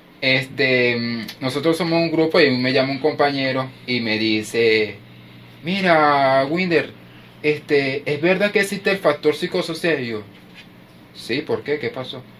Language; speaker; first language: Spanish; native; Spanish